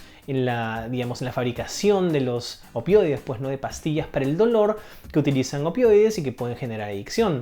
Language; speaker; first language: Spanish; native; Spanish